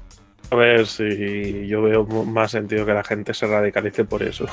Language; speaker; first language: Spanish; native; Spanish